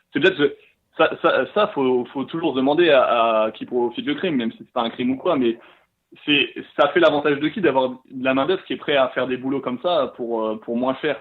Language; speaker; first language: French; native; French